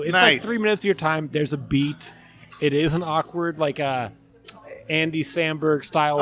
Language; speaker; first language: English; native; English